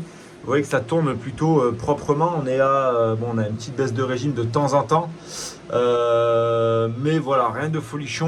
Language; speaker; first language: French; native; French